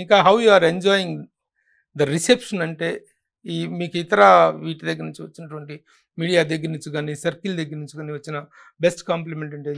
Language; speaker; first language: Telugu; native; Telugu